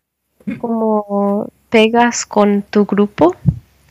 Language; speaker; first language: Spanish; non-native, learner; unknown